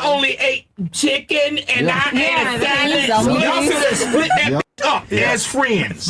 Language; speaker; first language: English; native; English